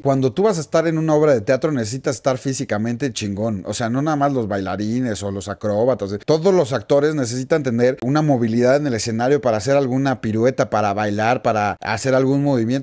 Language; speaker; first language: Spanish; native; Spanish